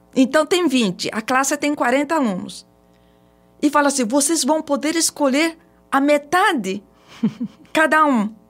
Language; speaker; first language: Portuguese; early bilingual, other home language; Japanese